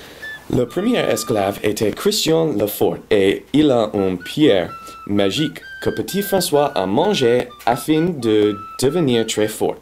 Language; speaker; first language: French; non-native, learner; English